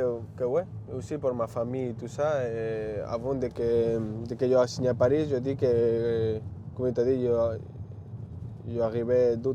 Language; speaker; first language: French; non-native, learner; Spanish